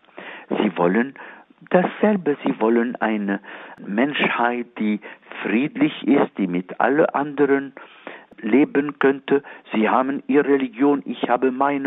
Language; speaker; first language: German; non-native, fluent; Arabic